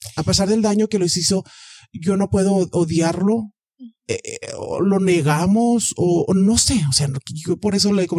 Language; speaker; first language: Spanish; early bilingual, heritage; Spanish